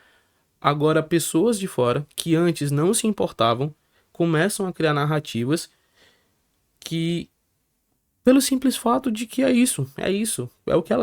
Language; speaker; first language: Portuguese; native; Portuguese